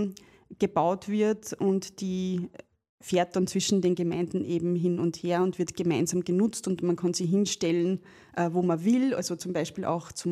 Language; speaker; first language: German; native; German